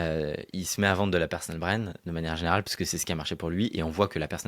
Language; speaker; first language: French; native; French